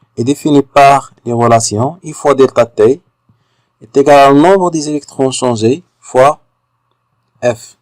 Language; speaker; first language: French; non-native, local second language; Arabic